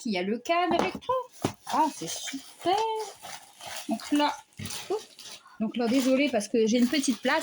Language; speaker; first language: French; native; French